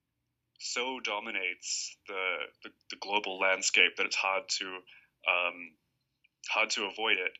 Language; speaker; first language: English; native; English